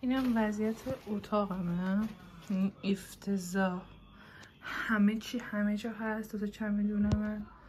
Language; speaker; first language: Persian; native; Persian